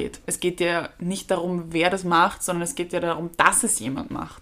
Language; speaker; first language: German; native; German